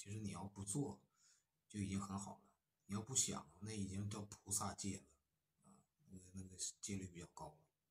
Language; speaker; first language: Chinese; native; Chinese